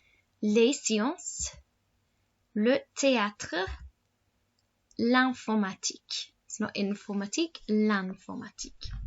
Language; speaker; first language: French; non-native, fluent; English